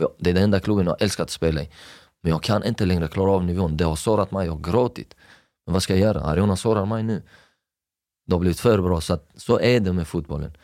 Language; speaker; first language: Swedish; non-native, fluent; Persian